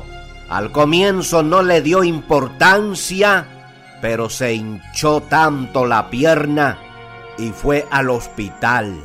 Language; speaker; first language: Spanish; native; Spanish